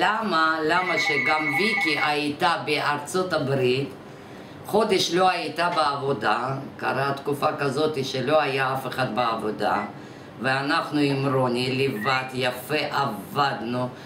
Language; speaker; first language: Hebrew; non-native, fluent; Russian